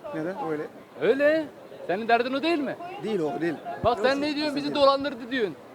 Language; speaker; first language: Turkish; native; Turkish